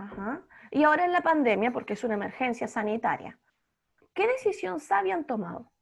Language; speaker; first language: Spanish; native; Spanish